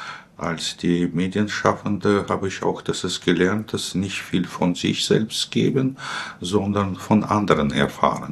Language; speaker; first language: German; non-native, fluent; Russian